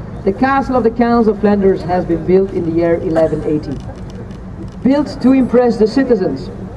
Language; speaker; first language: English; non-native, fluent; Dutch